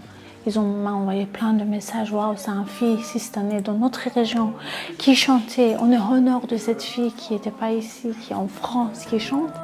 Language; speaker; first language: French; non-native, learner; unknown